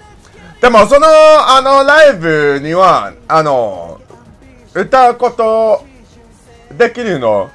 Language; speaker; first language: Japanese; non-native, learner; English